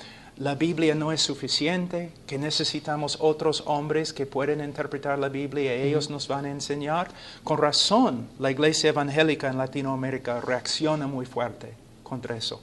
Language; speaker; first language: Spanish; non-native, fluent; English